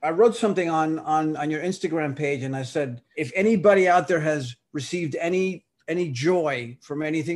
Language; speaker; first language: English; early bilingual, other home language; Spanish